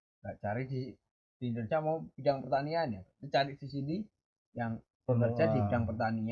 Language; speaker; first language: Indonesian; native; Indonesian